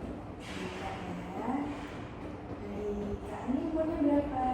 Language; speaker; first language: Indonesian; native; Indonesian